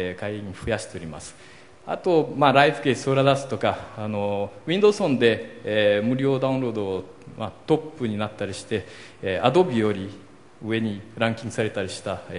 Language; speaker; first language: Japanese; early bilingual, heritage; Portuguese